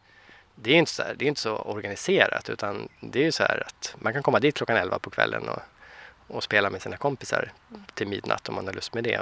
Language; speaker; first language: Swedish; native; Swedish